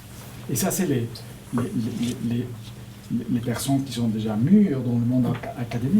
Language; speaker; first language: French; non-native, fluent; Spanish